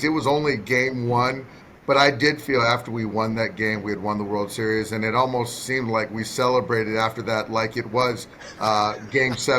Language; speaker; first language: English; native; English